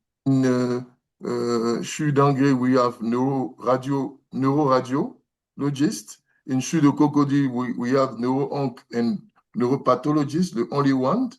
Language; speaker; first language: English; non-native, learner; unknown